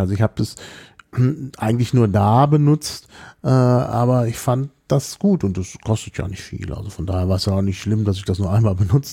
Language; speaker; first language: German; native; German